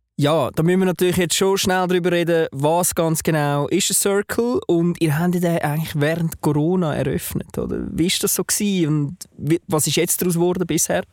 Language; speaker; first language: German; native; German